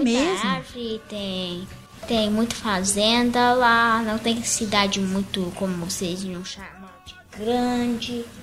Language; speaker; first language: Portuguese; early bilingual, heritage; Portuguese